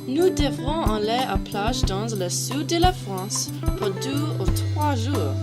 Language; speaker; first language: French; non-native, learner; English